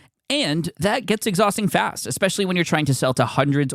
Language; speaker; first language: English; native; English